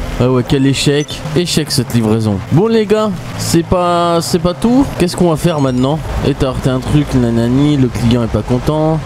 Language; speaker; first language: French; native; French